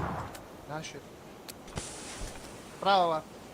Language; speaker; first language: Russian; non-native, local second language; Yakut